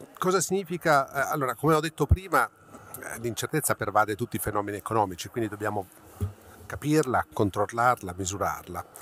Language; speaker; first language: Italian; native; Italian